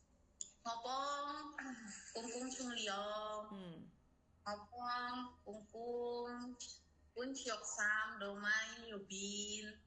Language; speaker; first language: Cantonese; non-native, learner; Indonesian